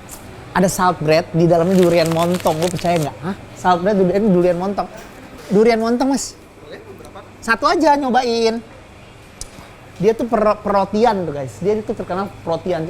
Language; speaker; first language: Indonesian; native; Indonesian